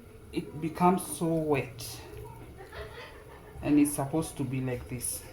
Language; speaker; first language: English; non-native, local second language; Swahili